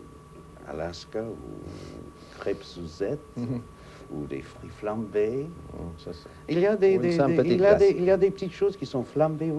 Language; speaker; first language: French; non-native, fluent; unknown